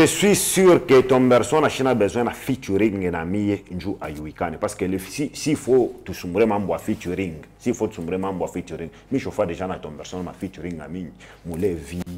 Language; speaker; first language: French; non-native, local second language; Swahili